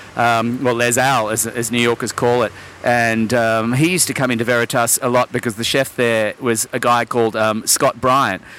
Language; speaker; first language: English; native; English